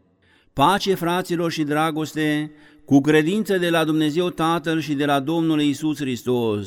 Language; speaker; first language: Romanian; native; Romanian